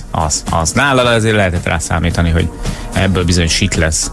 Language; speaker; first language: Hungarian; native; Hungarian